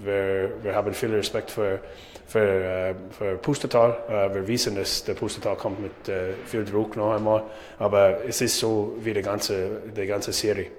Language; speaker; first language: German; non-native, learner; English